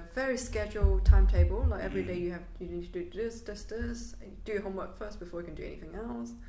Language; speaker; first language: English; non-native, local second language; Cantonese